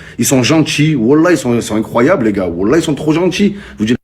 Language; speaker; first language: French; native; French